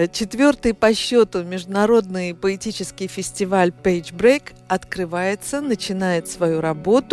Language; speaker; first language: Russian; native; Russian